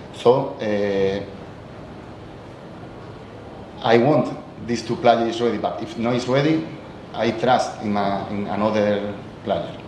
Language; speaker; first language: English; non-native, learner; Spanish